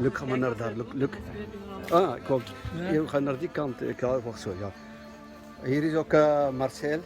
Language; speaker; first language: Dutch; non-native, learner; Kurdish